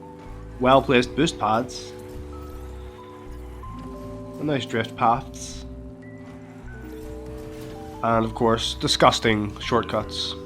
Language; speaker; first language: English; native; English